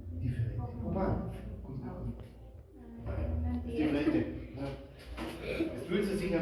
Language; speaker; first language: Spanish; non-native, learner; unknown